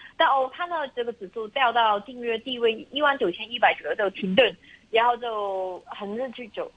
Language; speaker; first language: Chinese; non-native, local second language; Cantonese